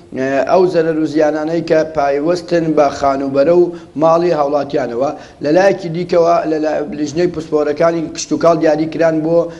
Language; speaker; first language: Central Kurdish; native; Central Kurdish